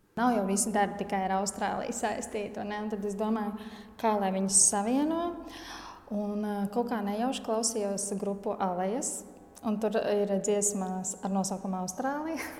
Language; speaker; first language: Latvian; native; Latvian